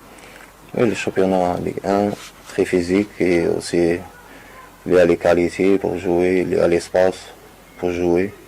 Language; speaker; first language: French; non-native, learner; Arabic